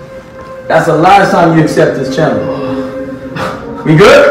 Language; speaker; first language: English; native; English